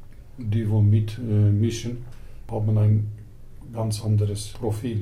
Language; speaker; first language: German; early bilingual, other home language; Turkish